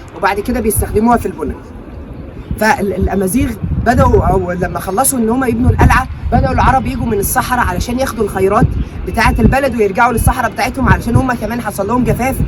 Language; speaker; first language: Egyptian Arabic; non-native, local second language; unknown